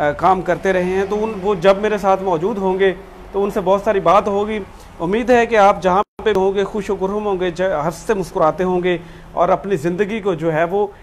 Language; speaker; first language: Urdu; non-native, local second language; Punjabi